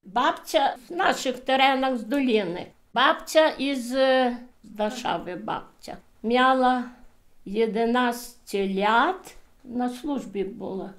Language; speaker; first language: Polish; early bilingual, heritage; Polish